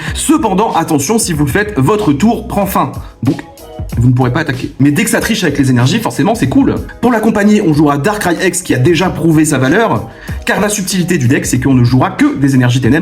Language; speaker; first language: French; native; French